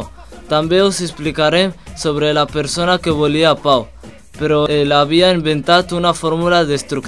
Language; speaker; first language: Catalan; non-native, learner; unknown